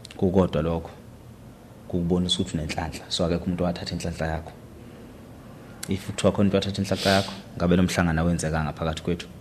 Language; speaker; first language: Zulu; native; Zulu